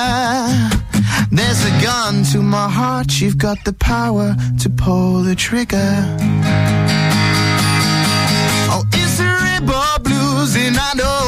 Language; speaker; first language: English; native; English